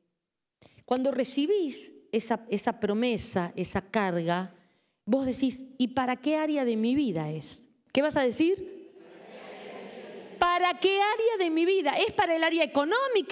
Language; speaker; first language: Spanish; native; Spanish